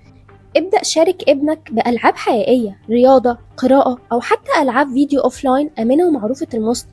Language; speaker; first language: Arabic; native; Arabic